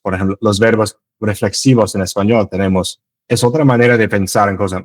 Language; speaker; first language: Spanish; non-native, fluent; English